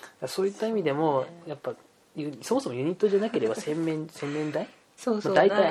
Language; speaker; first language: Japanese; native; Japanese